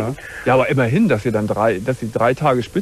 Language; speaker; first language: German; native; German